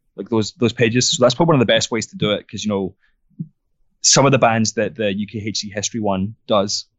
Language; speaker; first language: English; non-native, fluent; French